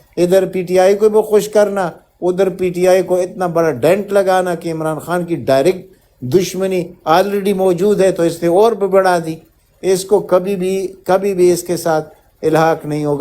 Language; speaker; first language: Urdu; native; Urdu